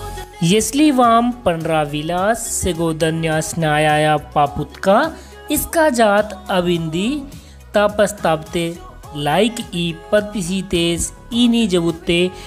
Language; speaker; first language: Russian; non-native, learner; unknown